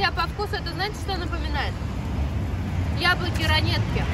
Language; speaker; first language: Russian; native; Russian